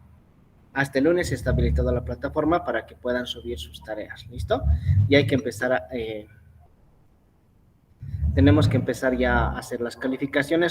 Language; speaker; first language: Spanish; native; Spanish